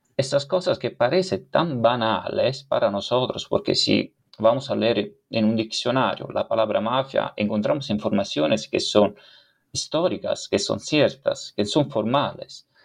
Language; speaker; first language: Spanish; non-native, fluent; Italian